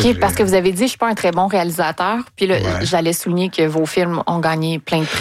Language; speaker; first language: French; native; French